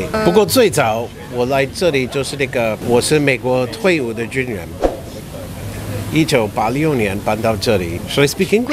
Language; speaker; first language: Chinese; non-native, fluent; English